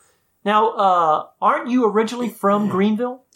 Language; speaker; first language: English; native; English